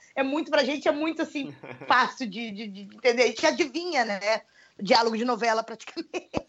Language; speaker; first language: Portuguese; native; Portuguese